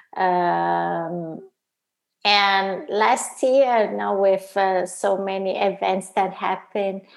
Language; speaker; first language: English; non-native, fluent; Portuguese